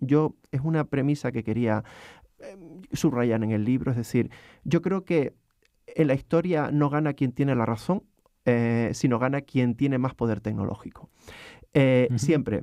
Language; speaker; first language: Spanish; native; Spanish